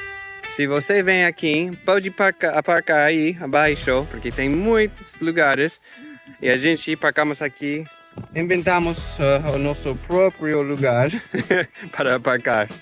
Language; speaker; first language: Portuguese; non-native, fluent; English